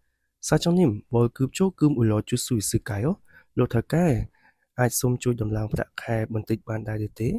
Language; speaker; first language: Korean; non-native, fluent; Khmer